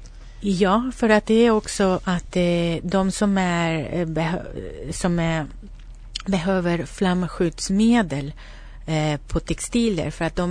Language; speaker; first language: Swedish; non-native, fluent; Spanish